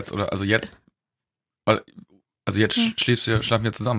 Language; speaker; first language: German; native; German